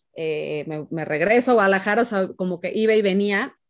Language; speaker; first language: Spanish; native; Spanish